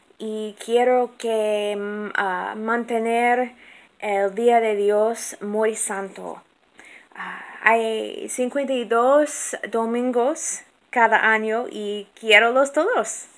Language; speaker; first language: Spanish; non-native, learner; English